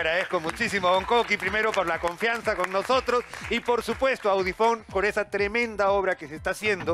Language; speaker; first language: Spanish; native; Spanish